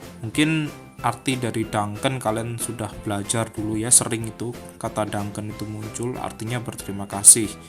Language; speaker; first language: Indonesian; native; Indonesian